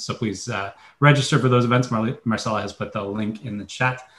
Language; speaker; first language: English; native; English